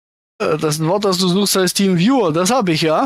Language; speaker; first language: German; native; German